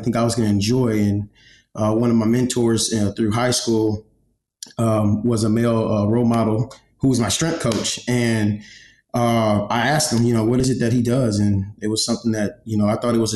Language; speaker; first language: English; native; English